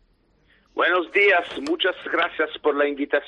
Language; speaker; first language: Spanish; non-native, fluent; Italian